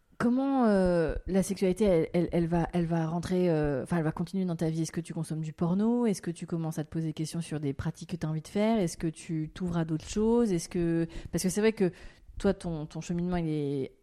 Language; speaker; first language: French; native; French